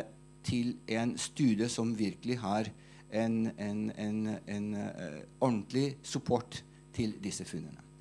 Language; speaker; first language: Norwegian; non-native, fluent; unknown